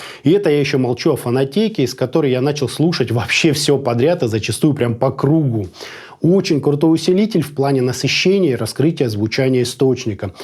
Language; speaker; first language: Russian; native; Russian